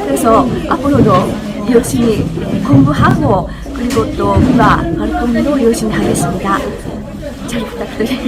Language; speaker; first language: Korean; non-native, learner; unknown